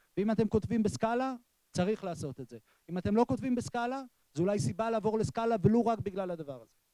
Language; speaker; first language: Hebrew; native; Hebrew